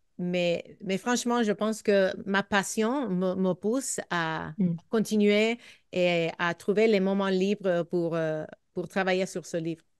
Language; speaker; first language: French; non-native, fluent; English